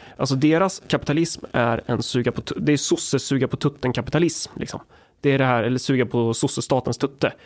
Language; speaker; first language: Swedish; native; Swedish